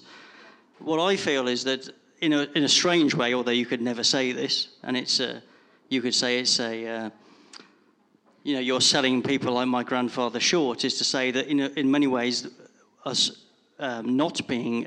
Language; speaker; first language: English; native; English